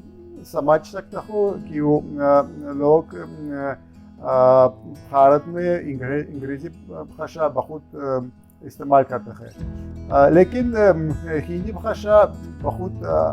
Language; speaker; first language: Hindi; non-native, learner; Russian